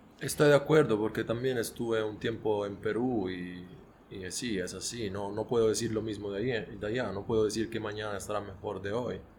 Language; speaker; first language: Spanish; non-native, fluent; Italian